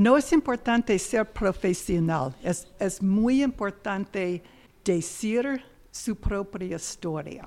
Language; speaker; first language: Spanish; non-native, learner; English